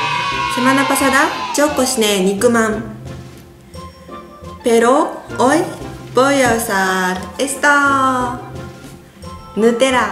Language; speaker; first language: Spanish; non-native, learner; Japanese